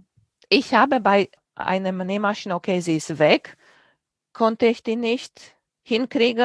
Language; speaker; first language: German; non-native, fluent; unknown